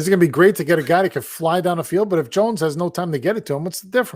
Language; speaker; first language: English; native; English